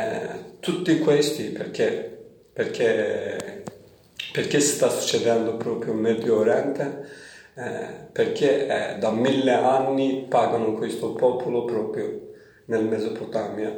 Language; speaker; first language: Italian; non-native, learner; Kurdish